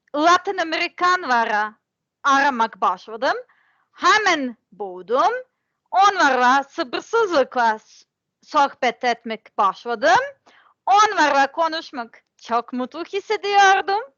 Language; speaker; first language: Turkish; non-native, learner; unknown